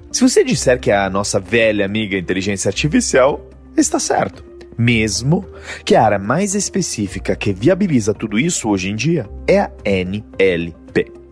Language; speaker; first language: Portuguese; non-native, fluent; Italian